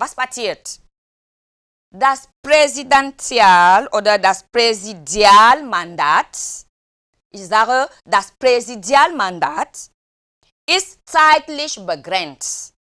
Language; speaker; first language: German; non-native, learner; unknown